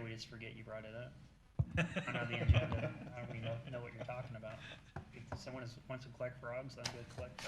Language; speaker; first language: English; native; English